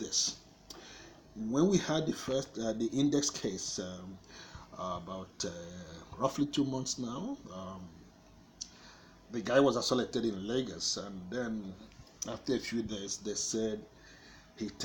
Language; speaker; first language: English; non-native, local second language; Igbo